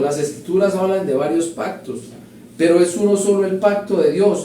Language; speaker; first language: Spanish; native; Spanish